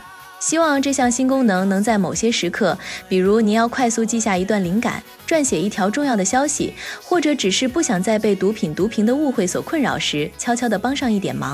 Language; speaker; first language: Chinese; native; Chinese